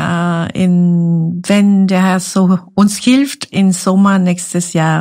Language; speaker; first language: German; non-native, fluent; Spanish